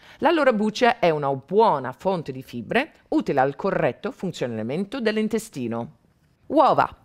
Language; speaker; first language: Italian; non-native, fluent; English